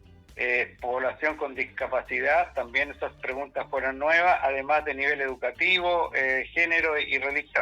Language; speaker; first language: Spanish; native; Spanish